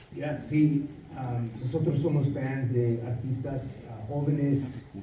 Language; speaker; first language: Spanish; early bilingual, other home language; English